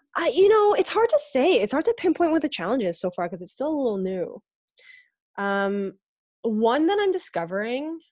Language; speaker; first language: English; native; English